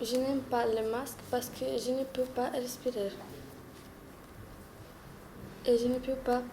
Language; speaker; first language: French; non-native, learner; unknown